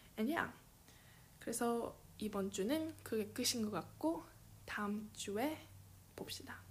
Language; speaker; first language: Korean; early bilingual, heritage; Korean